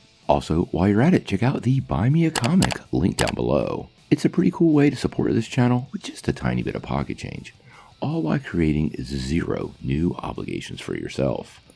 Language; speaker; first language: English; native; English